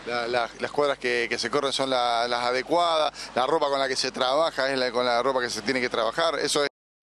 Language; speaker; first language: Spanish; native; Spanish